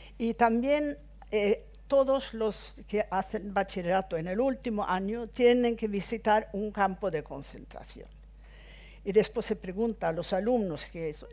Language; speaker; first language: Spanish; non-native, fluent; Swedish